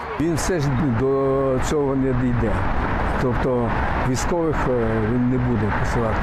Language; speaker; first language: Ukrainian; non-native, fluent; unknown